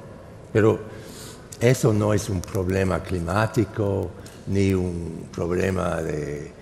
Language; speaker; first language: Spanish; non-native, fluent; English